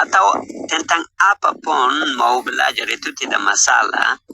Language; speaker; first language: Indonesian; non-native, learner; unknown